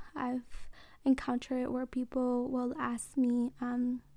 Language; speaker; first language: English; early bilingual, other home language; Mixtepec Mixtec